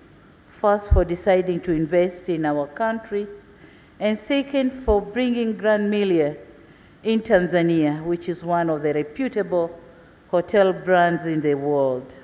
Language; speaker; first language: English; non-native, local second language; Swahili